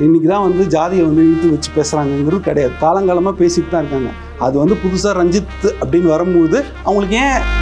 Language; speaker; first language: Tamil; native; Tamil